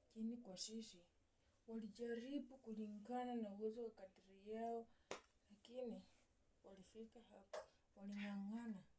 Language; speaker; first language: Swahili; native; Swahili